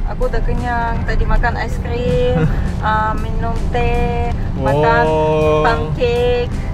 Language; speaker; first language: Indonesian; non-native, learner; Russian